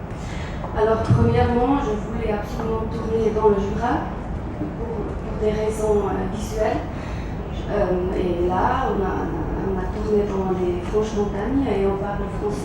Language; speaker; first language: French; non-native, local second language; German